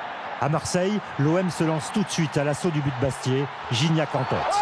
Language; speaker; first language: French; native; French